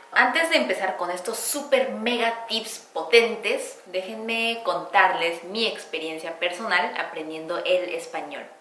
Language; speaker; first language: Spanish; non-native, fluent; Korean